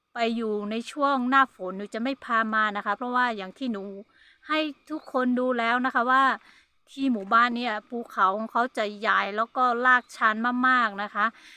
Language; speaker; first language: Thai; non-native, local second language; Hmong